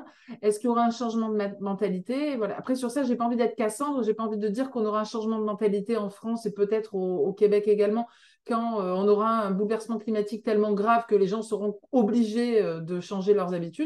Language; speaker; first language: French; native; French